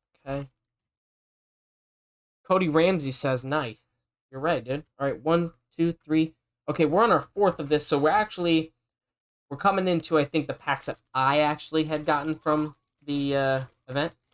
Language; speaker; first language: English; native; English